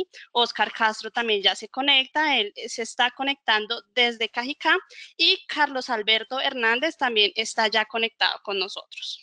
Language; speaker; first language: Spanish; native; Spanish